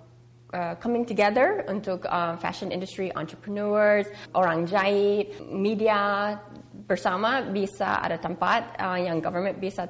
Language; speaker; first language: Indonesian; early bilingual, heritage; English